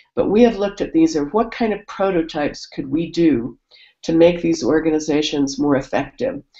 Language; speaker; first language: English; native; English